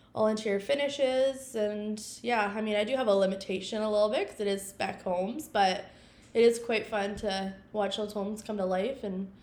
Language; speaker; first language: English; native; English